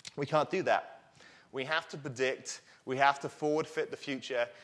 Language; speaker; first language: English; native; English